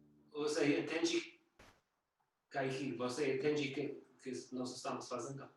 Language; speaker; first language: Portuguese; non-native, learner; English